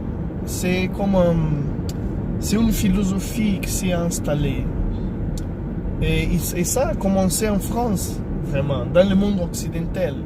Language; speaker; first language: French; non-native, fluent; Portuguese